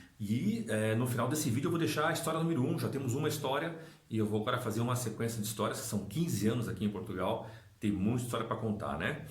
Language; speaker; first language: Portuguese; native; Portuguese